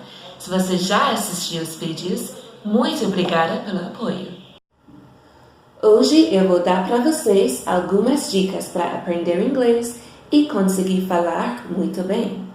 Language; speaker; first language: Portuguese; non-native, fluent; English